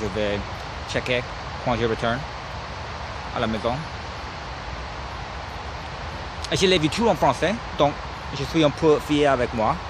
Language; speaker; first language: French; non-native, learner; English